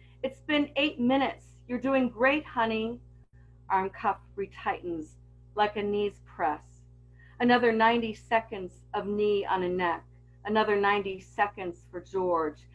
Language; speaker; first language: English; native; English